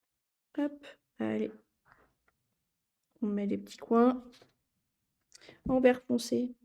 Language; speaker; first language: French; native; French